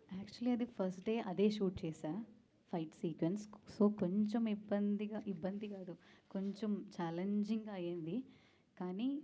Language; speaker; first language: Telugu; non-native, learner; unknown